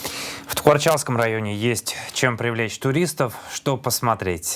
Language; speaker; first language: Russian; native; Russian